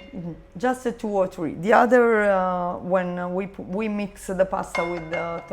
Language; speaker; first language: English; non-native, learner; Italian